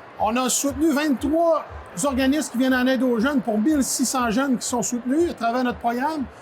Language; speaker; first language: French; native; French